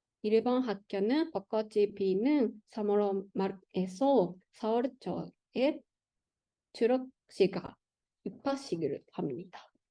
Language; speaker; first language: Korean; non-native, learner; Japanese